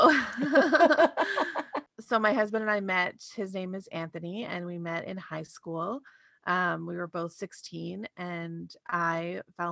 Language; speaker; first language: English; native; English